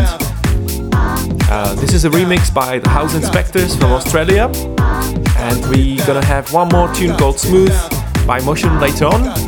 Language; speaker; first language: English; non-native, fluent; Czech